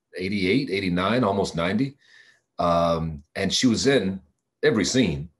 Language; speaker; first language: English; native; English